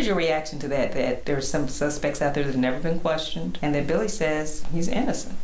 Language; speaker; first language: English; native; English